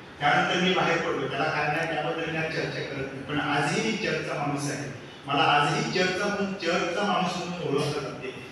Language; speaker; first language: Marathi; native; Marathi